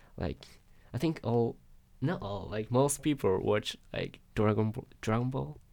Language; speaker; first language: English; non-native, learner; Japanese